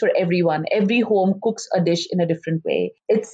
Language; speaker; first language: English; non-native, local second language; Hindi